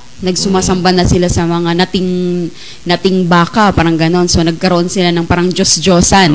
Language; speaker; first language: Filipino; non-native, local second language; Waray